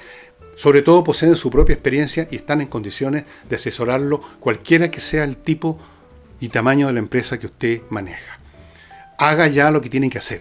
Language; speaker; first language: Spanish; native; Spanish